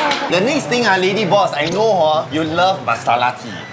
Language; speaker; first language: English; non-native, local second language; Chinese